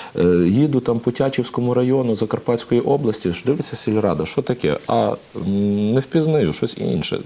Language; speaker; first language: Ukrainian; native; Ukrainian